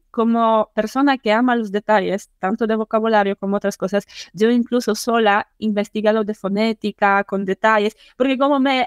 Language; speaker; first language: Spanish; non-native, fluent; Polish